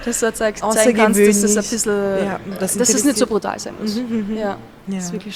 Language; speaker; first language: German; native; German